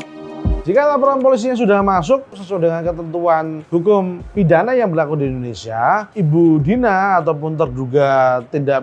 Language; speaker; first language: Indonesian; native; Indonesian